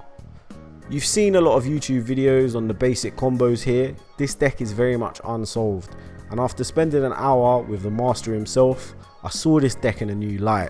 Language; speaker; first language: English; native; English